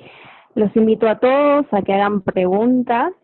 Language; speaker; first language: Spanish; native; Spanish